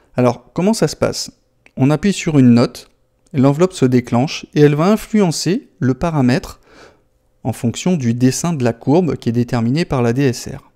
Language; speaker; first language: French; native; French